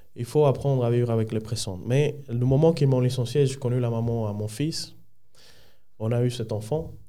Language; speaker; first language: French; non-native, fluent; Spanish